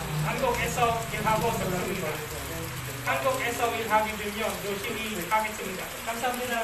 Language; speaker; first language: Korean; non-native, learner; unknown